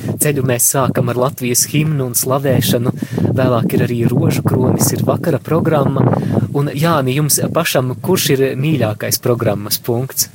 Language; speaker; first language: Latvian; native; Latvian